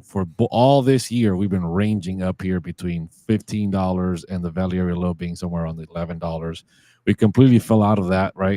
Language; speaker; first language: English; native; English